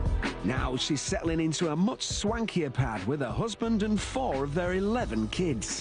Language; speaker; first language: English; native; English